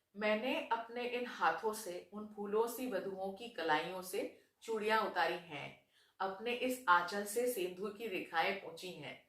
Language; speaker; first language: Hindi; non-native, local second language; Marathi